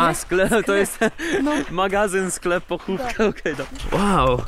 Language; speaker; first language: Polish; non-native, learner; Russian